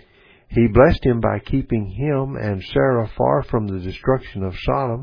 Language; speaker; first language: English; native; English